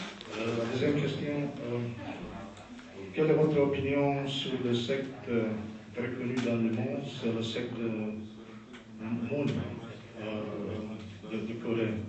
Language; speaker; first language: French; non-native, learner; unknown